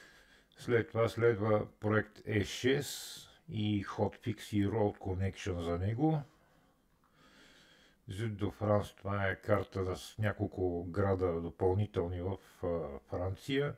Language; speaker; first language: Bulgarian; native; Bulgarian